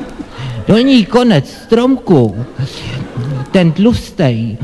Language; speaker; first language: Czech; native; Czech